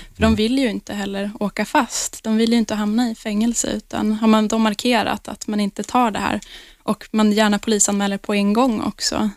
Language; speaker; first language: Swedish; native; Swedish